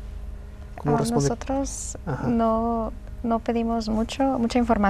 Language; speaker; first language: Spanish; early bilingual, heritage; Spanish